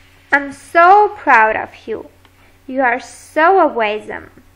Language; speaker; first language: English; non-native, fluent; Armenian